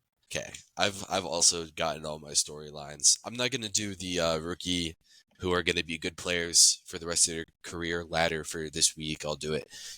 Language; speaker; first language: English; native; English